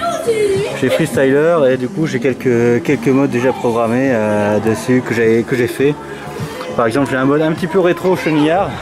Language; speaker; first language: French; native; French